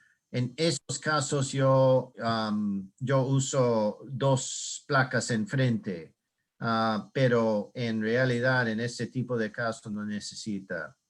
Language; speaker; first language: Spanish; non-native, learner; English